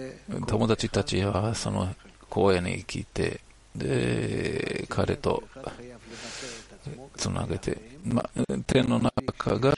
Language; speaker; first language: Japanese; non-native, learner; Hebrew